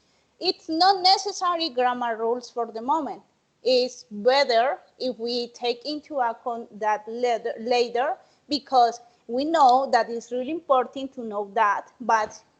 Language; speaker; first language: English; non-native, learner; Spanish